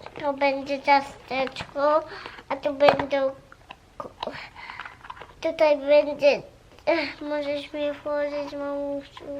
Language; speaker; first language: Polish; early bilingual, heritage; Polish